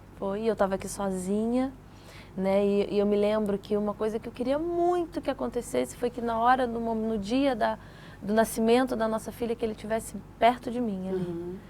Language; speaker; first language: Portuguese; native; Portuguese